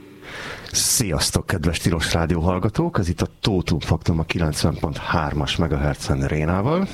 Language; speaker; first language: Hungarian; native; Hungarian